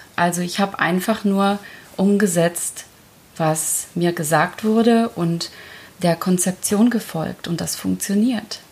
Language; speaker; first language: German; early bilingual, other home language; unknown